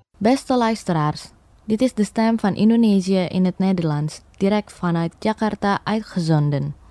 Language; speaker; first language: Dutch; non-native, fluent; Indonesian